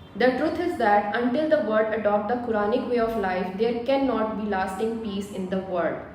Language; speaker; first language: English; non-native, local second language; Urdu